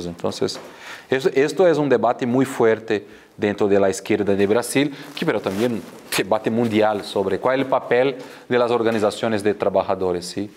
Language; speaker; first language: Spanish; non-native, fluent; Portuguese